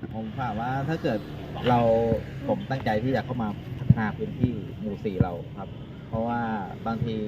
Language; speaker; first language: Thai; native; Thai